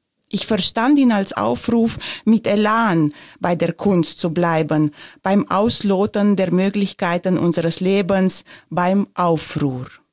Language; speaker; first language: German; non-native, fluent; Romanian